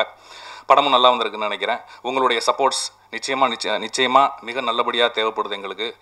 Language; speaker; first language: Tamil; native; Tamil